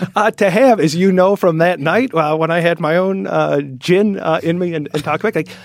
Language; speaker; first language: English; native; English